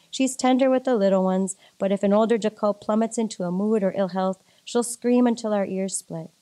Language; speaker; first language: English; native; English